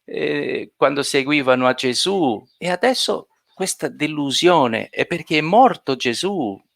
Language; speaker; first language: Italian; non-native, fluent; Portuguese